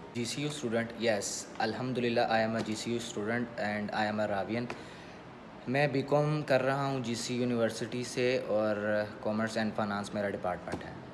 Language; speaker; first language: Urdu; native; Urdu